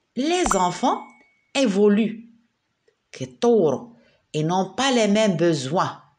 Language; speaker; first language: French; non-native, local second language; Arabic